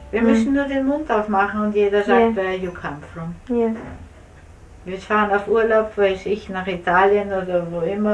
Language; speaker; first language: German; native; German